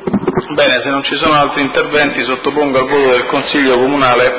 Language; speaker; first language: Italian; native; Italian